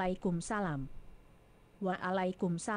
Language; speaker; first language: Indonesian; non-native, learner; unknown